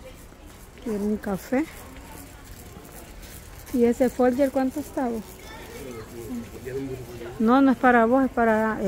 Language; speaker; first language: Spanish; native; Spanish